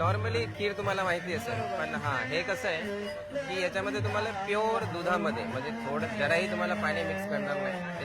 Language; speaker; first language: Marathi; non-native, local second language; Hindi